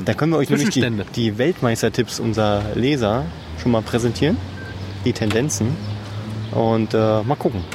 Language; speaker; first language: German; native; German